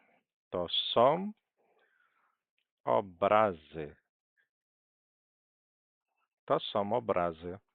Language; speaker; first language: Polish; non-native, fluent; Portuguese